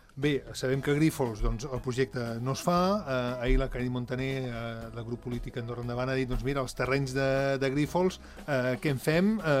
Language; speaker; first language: Catalan; native; Catalan